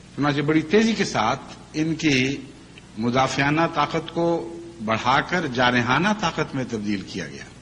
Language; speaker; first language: Urdu; native; Urdu